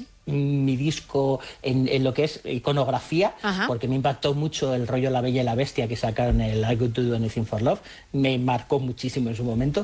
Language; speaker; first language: Spanish; native; Spanish